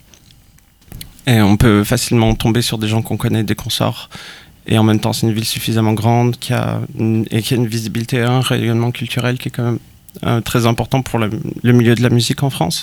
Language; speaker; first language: French; native; French